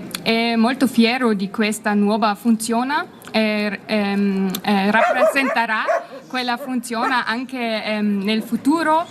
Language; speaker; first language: Italian; non-native, fluent; German